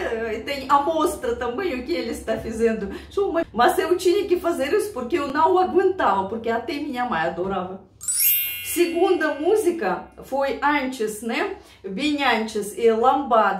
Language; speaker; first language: Portuguese; non-native, learner; Russian